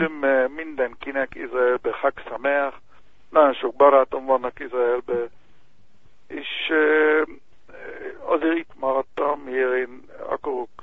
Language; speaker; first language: Hungarian; non-native, learner; Hebrew